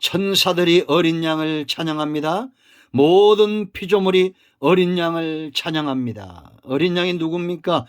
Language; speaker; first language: Korean; native; Korean